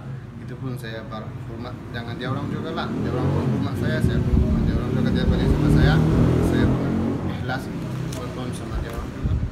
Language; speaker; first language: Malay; non-native, learner; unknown